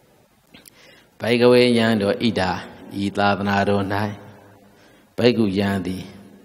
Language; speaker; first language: Burmese; native; Burmese